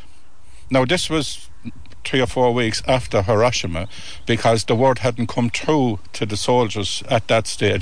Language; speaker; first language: English; native; English